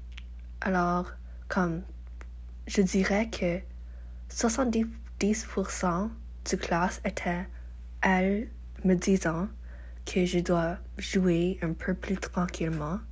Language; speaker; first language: French; non-native, learner; English